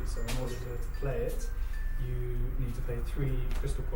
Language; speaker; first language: English; native; English